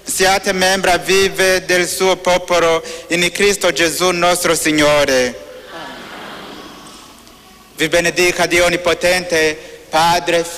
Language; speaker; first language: Italian; non-native, learner; Rundi